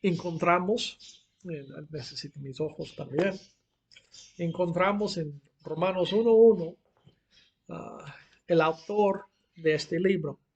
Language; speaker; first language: Spanish; non-native, fluent; English